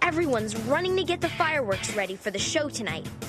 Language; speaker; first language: English; native; English